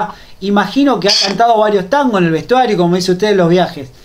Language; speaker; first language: Spanish; native; Spanish